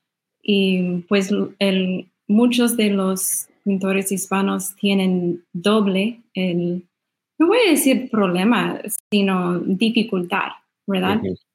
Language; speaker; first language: Spanish; non-native, fluent; English